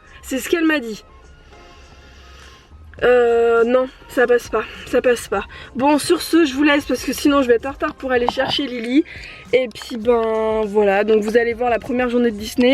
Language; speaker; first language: French; native; French